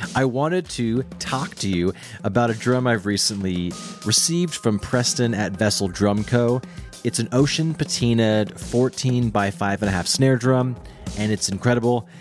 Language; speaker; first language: English; native; English